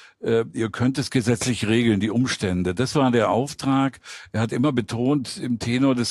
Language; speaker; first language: German; native; German